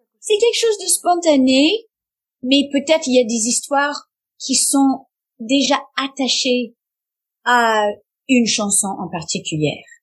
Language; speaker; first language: French; non-native, fluent; English